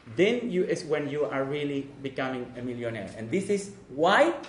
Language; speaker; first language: English; non-native, fluent; Spanish